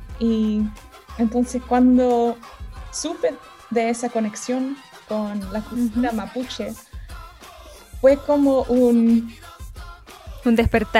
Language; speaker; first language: Spanish; early bilingual, heritage; Spanish